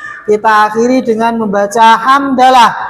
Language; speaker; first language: Indonesian; native; Indonesian